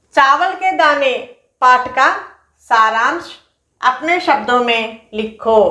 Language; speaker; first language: Hindi; non-native, local second language; Telugu